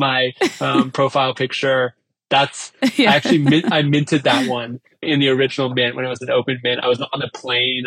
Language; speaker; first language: English; native; English